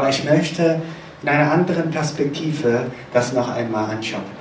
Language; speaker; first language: German; non-native, fluent; Korean